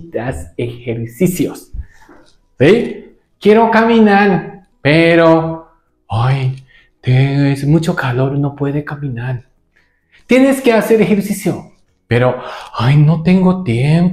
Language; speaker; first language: Spanish; non-native, learner; Japanese